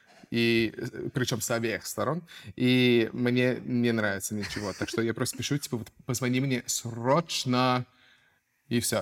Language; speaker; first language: Russian; non-native, fluent; English